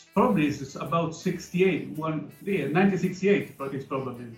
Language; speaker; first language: English; non-native, learner; Italian